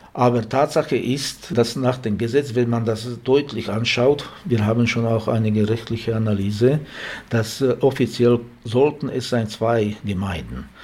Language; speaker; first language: German; non-native, fluent; Slovak